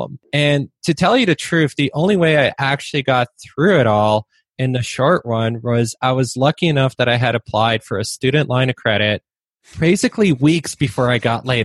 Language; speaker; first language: English; non-native, fluent; Polish